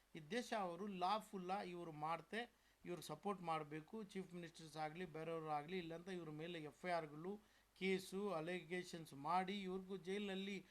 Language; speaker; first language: Kannada; non-native, local second language; Urdu